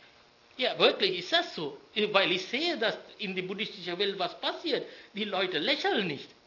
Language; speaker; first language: German; non-native, learner; Sinhala